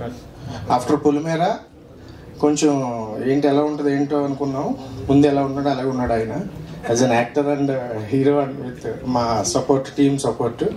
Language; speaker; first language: Telugu; native; Telugu